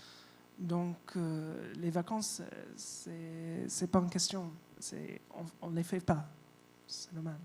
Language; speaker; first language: French; non-native, fluent; English